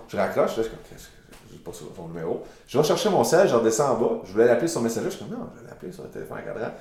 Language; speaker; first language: French; native; French